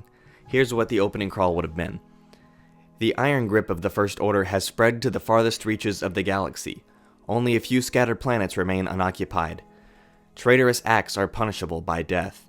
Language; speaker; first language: English; native; English